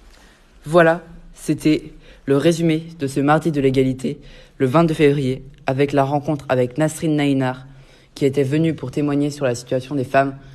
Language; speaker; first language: French; native; French